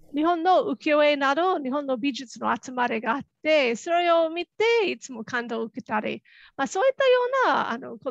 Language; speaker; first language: Japanese; non-native, fluent; English